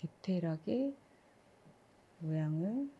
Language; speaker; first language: Korean; native; Korean